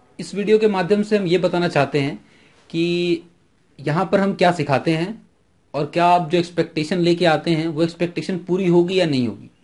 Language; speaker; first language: Hindi; native; Hindi